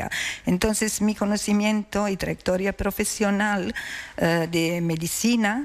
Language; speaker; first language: Spanish; non-native, learner; Croatian